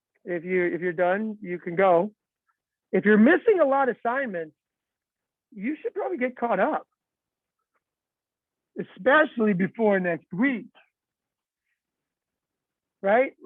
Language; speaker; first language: English; native; English